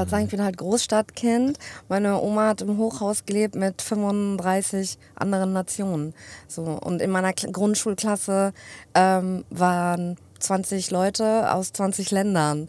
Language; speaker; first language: German; early bilingual, other home language; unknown